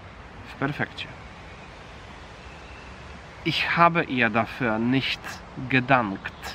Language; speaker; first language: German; non-native, fluent; Polish